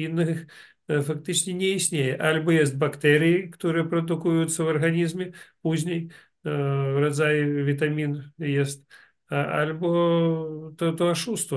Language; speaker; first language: Polish; non-native, learner; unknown